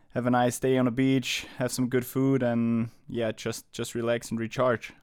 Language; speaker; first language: English; non-native, fluent; German